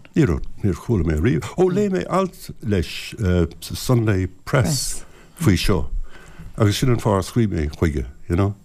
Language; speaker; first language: Irish; non-native, local second language; English